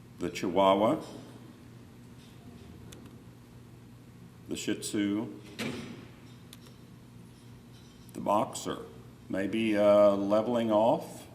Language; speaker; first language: English; native; English